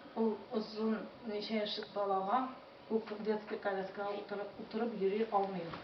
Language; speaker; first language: Tatar; native; Tatar